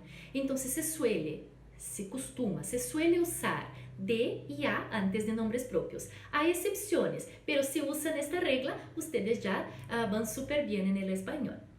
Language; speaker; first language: Spanish; non-native, fluent; Portuguese